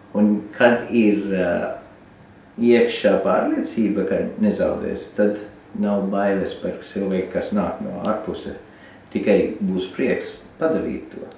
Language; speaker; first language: Latvian; non-native, learner; Sinhala